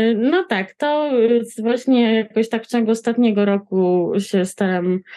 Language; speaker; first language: Polish; native; Polish